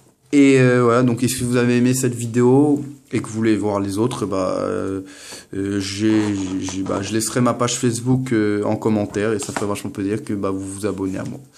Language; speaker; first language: French; native; French